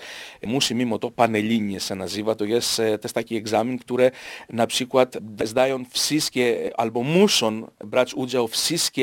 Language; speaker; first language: Polish; non-native, fluent; Greek